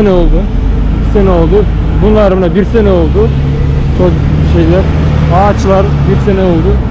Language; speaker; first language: Turkish; non-native, learner; Bashkir